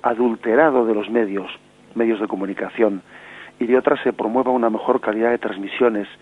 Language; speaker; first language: Spanish; native; Spanish